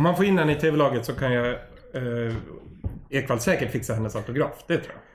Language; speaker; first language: Swedish; native; Swedish